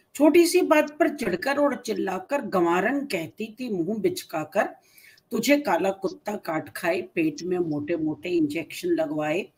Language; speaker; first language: Hindi; native; Hindi